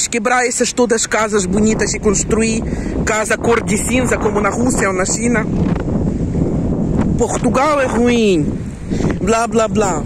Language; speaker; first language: Portuguese; non-native, fluent; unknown